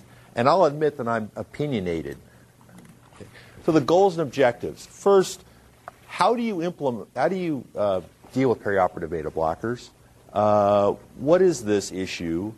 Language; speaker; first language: English; native; English